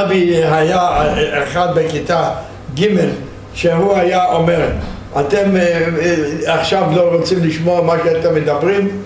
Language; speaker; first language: Hebrew; non-native, fluent; Yiddish